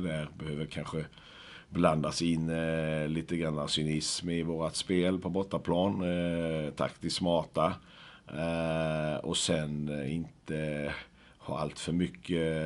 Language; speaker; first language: Swedish; native; Swedish